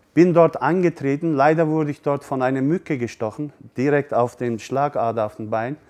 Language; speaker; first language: German; early bilingual, other home language; Turkish